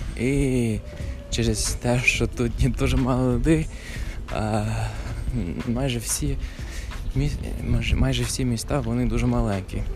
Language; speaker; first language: Ukrainian; non-native, fluent; English